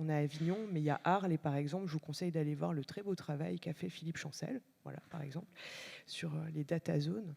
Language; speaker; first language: French; native; French